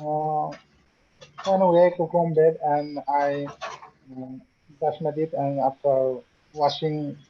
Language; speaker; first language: English; non-native, learner; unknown